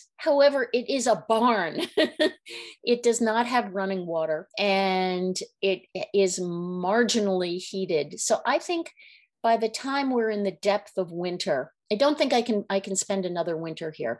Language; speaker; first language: English; native; English